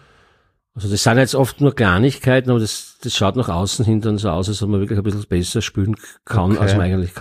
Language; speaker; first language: German; native; German